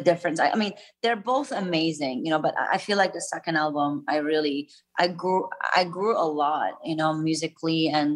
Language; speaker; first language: English; non-native, fluent; German